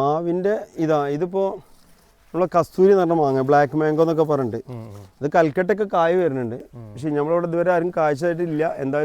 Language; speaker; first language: Malayalam; native; Malayalam